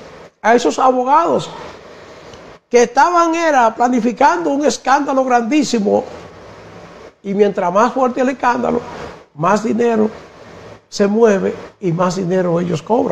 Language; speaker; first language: Spanish; native; Spanish